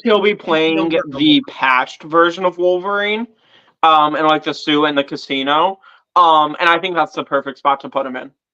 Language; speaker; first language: English; native; English